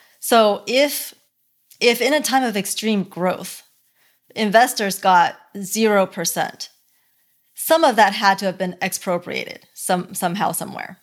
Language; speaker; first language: English; early bilingual, other home language; Chinese